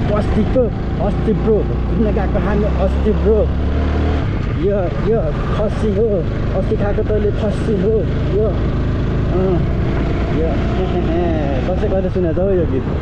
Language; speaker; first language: Nepali; native; Nepali